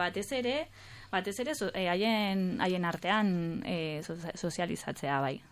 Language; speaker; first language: Basque; non-native, local second language; Spanish